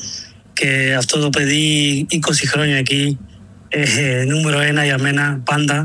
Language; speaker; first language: Greek; non-native, learner; Spanish